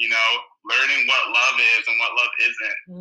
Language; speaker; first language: English; native; English